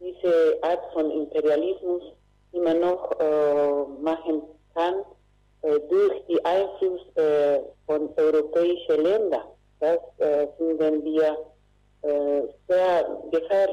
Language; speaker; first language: German; non-native, learner; Spanish